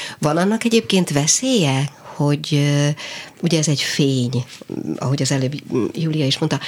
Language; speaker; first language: Hungarian; native; Hungarian